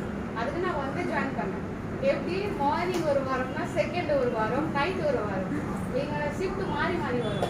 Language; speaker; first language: Tamil; non-native, learner; Bangla